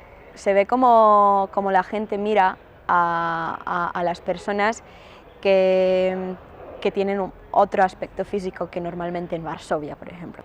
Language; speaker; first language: Spanish; non-native, fluent; Polish